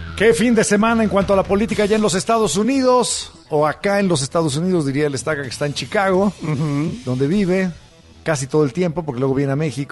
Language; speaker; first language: Spanish; native; Spanish